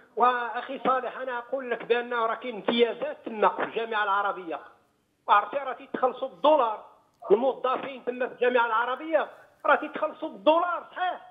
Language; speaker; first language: Arabic; native; Arabic